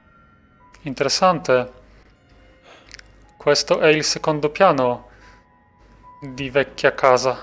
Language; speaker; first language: Italian; non-native, fluent; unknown